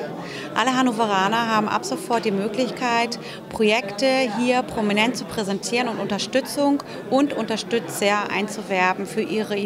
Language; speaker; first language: German; native; German